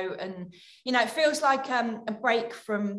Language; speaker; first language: English; native; English